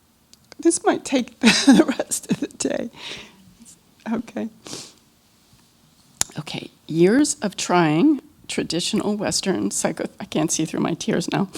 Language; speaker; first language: English; native; English